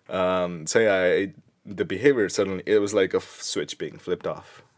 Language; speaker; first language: English; non-native, local second language; Punjabi